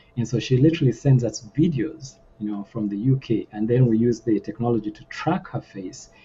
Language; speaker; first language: English; non-native, local second language; Ganda